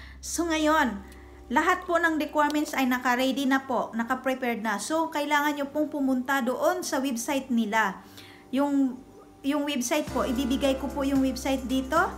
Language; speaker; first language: Filipino; native; Filipino